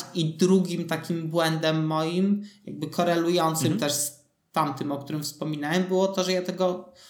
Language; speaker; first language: Polish; native; Polish